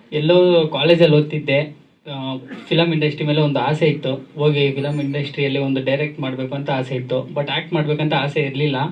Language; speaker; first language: Kannada; native; Kannada